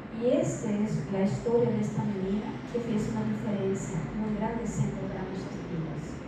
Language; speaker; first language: Portuguese; non-native, fluent; Spanish